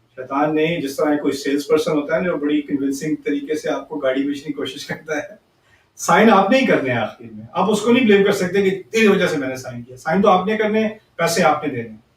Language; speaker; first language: Urdu; early bilingual, heritage; Urdu